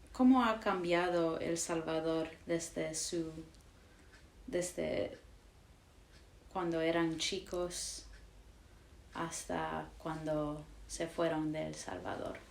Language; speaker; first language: Spanish; early bilingual, heritage; English